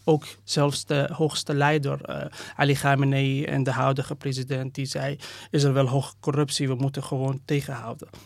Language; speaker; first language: Dutch; non-native, fluent; Persian